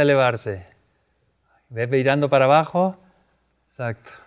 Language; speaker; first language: Spanish; native; Spanish